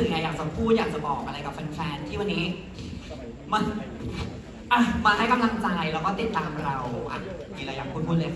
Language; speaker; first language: Thai; native; Thai